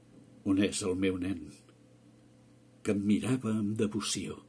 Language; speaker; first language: Catalan; native; Catalan